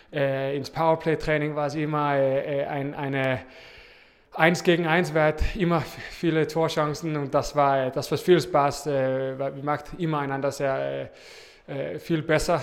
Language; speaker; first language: German; non-native, fluent; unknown